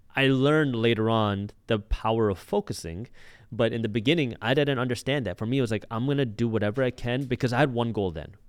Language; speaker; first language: English; early bilingual, other home language; Punjabi